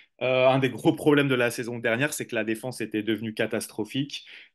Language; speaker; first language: French; native; French